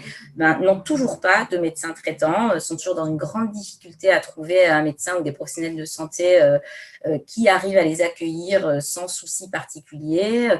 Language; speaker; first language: French; native; French